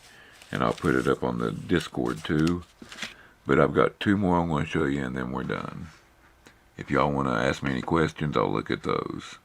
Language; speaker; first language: English; native; English